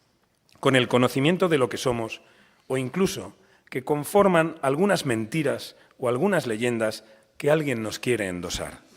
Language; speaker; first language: Spanish; native; Spanish